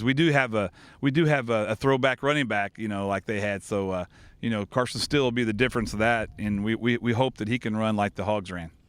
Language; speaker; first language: English; native; English